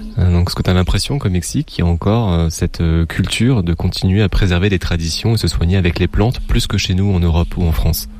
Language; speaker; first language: French; native; French